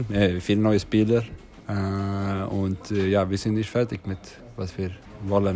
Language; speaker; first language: German; non-native, learner; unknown